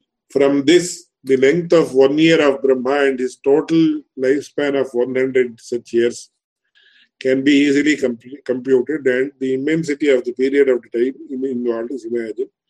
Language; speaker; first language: English; non-native, local second language; Tamil